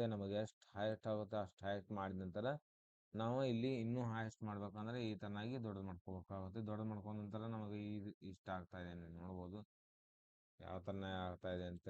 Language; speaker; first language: Kannada; native; Kannada